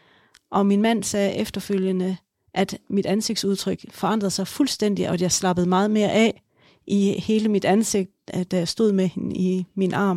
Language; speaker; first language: Danish; native; Danish